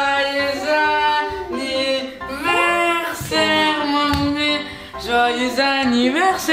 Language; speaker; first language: French; native; French